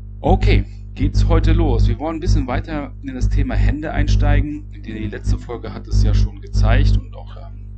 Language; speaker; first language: German; native; German